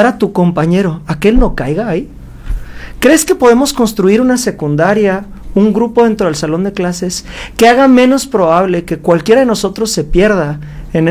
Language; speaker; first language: Spanish; native; Spanish